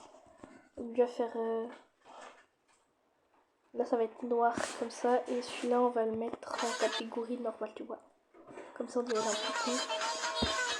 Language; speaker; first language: French; native; French